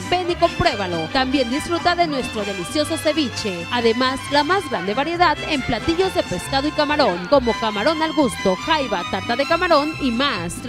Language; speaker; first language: Spanish; native; Spanish